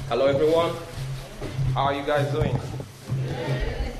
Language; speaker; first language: English; non-native, local second language; Igbo